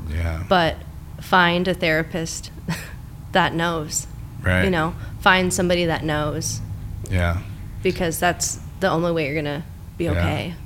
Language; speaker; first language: English; native; English